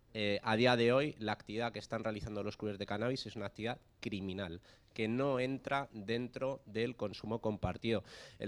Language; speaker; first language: Spanish; native; Spanish